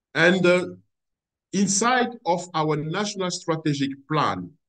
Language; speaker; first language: English; non-native, fluent; French